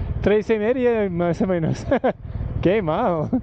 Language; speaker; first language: Spanish; non-native, learner; English